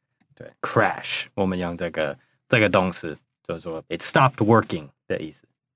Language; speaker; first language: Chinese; non-native, fluent; English